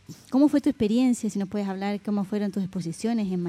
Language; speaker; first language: Spanish; native; Spanish